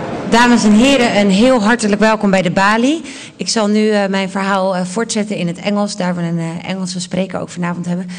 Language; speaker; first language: Dutch; native; Dutch